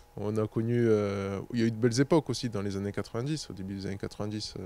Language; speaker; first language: French; native; French